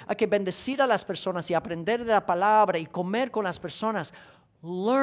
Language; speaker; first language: Spanish; non-native, fluent; English